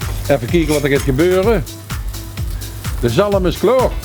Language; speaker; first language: Dutch; native; Dutch